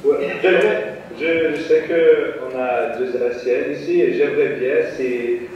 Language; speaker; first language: French; non-native, fluent; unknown